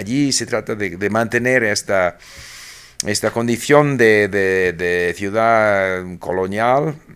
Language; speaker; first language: Spanish; non-native, fluent; English